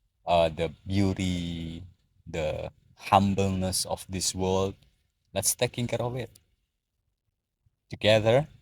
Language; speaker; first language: English; non-native, learner; Indonesian